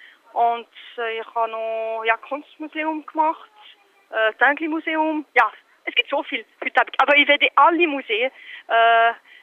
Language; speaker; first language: German; non-native, local second language; French